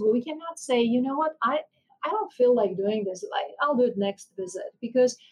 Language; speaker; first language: English; non-native, fluent; Armenian